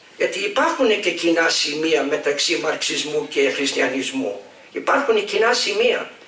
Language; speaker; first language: Greek; early bilingual, heritage; Greek